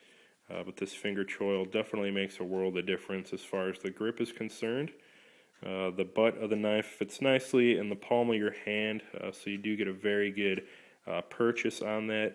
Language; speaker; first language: English; native; English